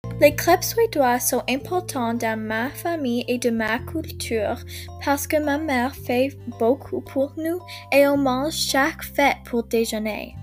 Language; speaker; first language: French; non-native, learner; English